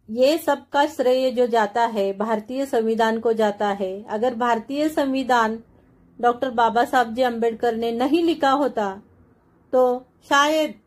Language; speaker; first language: Hindi; non-native, local second language; Marathi